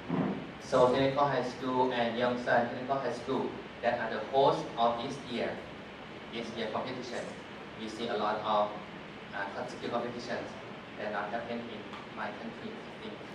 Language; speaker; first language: English; non-native, fluent; Thai